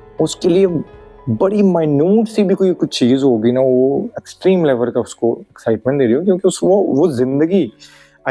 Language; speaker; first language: Hindi; non-native, local second language; Punjabi